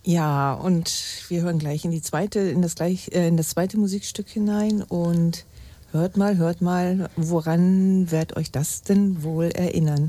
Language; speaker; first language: German; native; German